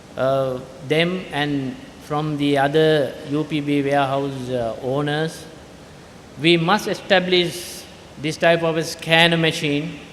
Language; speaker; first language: English; non-native, local second language; Sinhala